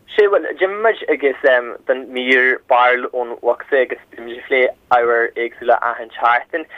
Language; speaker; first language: Irish; native; Irish